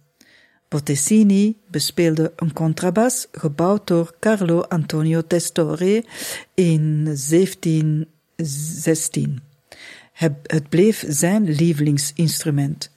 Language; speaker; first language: Dutch; native; Dutch